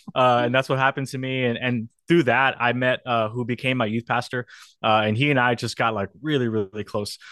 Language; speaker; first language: English; native; English